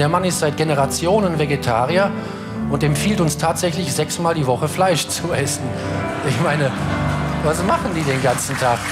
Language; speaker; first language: German; native; German